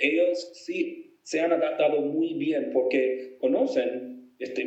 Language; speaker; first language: Spanish; non-native, fluent; English